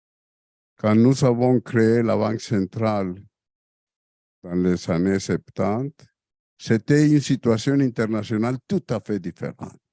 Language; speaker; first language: French; non-native, fluent; Spanish